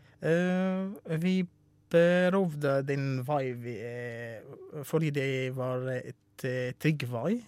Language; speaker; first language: Norwegian; non-native, learner; Arabic